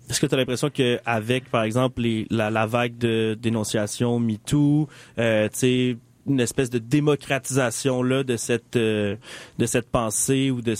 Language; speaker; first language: French; native; French